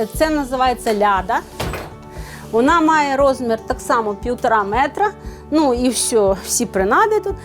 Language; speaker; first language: Ukrainian; non-native, local second language; Russian